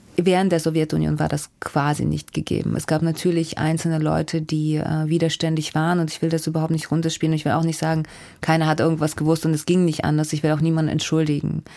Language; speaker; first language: German; early bilingual, other home language; Russian